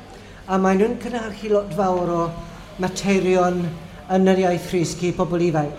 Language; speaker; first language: Welsh; non-native, fluent; English